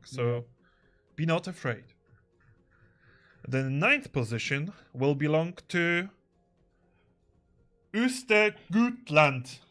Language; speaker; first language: English; non-native, fluent; Polish